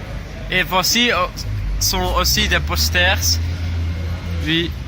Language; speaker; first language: French; non-native, learner; Dutch